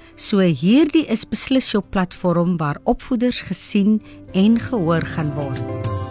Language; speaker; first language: Afrikaans; native; Afrikaans